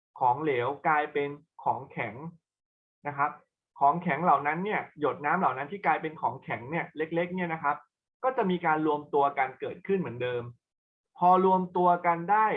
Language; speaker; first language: Thai; native; Thai